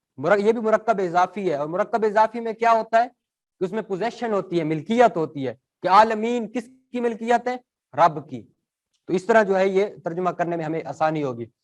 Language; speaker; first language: Urdu; native; Urdu